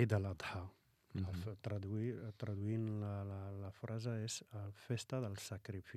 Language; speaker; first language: Catalan; non-native, fluent; Arabic